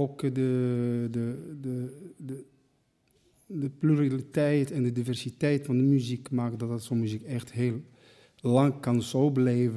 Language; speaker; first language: Dutch; non-native, fluent; Arabic